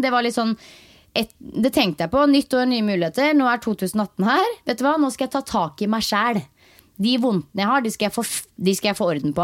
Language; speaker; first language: Norwegian; native; Norwegian